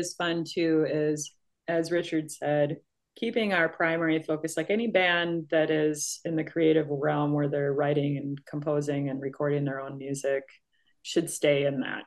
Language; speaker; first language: English; native; English